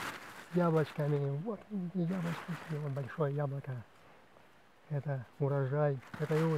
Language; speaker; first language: Russian; native; Russian